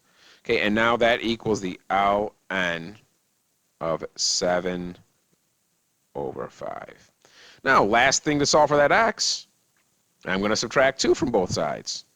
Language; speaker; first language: English; native; English